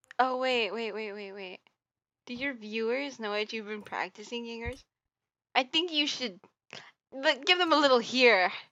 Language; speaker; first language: English; native; English